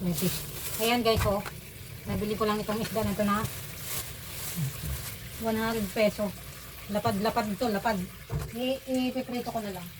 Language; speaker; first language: Filipino; non-native, local second language; Bikol